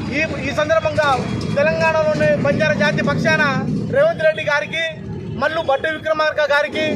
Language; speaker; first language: Telugu; non-native, local second language; Lambadi